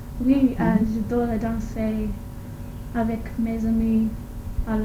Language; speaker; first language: French; non-native, learner; English